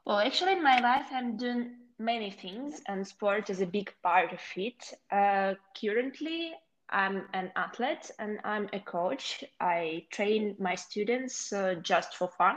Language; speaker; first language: English; non-native, fluent; Ukrainian